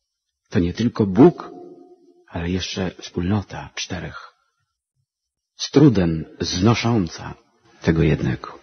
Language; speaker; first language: Polish; native; Polish